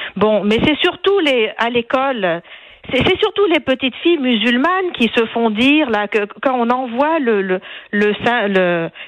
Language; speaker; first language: French; non-native, local second language; Arabic